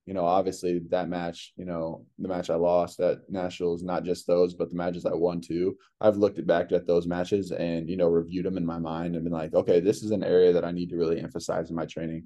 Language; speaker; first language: English; native; English